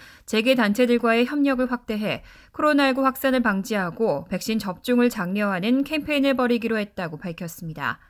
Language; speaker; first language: Korean; native; Korean